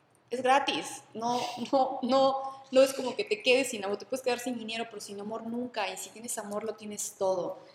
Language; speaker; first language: Spanish; native; Spanish